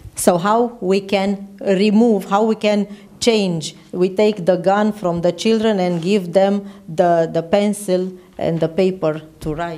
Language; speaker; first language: English; non-native, fluent; Romanian